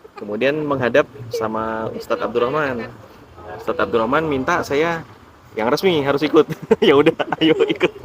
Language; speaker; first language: Indonesian; native; Indonesian